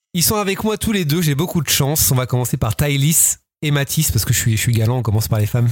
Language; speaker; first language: French; native; French